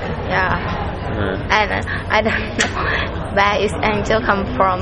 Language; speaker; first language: English; non-native, learner; Thai